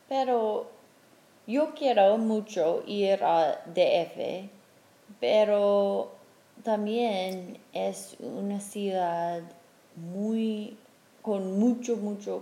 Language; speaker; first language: Spanish; non-native, fluent; English